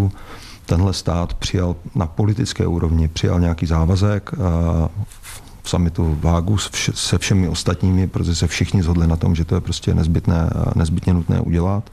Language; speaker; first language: Czech; native; Czech